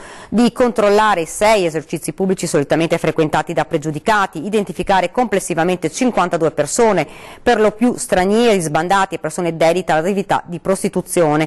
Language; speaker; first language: Italian; native; Italian